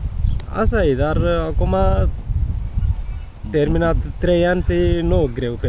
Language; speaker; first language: Romanian; non-native, learner; Nepali